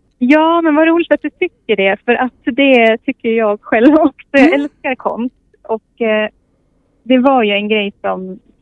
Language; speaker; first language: Swedish; native; Swedish